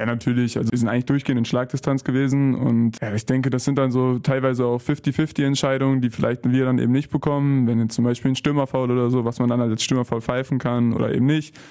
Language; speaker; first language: German; native; German